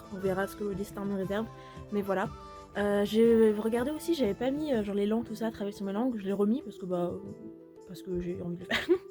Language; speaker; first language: French; native; French